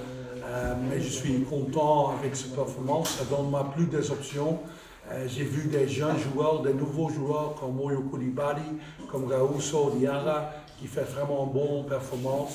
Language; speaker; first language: French; non-native, fluent; Dutch